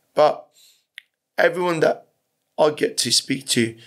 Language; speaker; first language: English; early bilingual, other home language; Persian